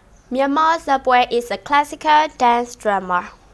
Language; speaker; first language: English; non-native, fluent; Burmese